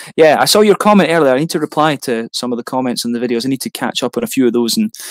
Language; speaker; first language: English; native; English